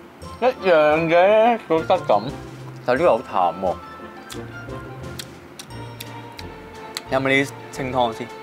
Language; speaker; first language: Chinese; native; Chinese